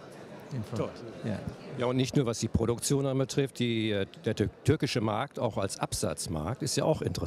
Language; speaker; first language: German; native; German